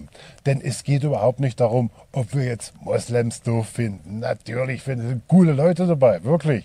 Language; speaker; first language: German; native; German